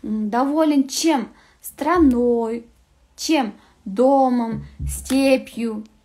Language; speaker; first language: Russian; non-native, local second language; Kazakh